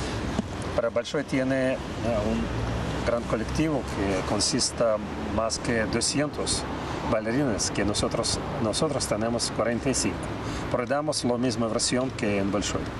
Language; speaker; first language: Spanish; non-native, learner; Russian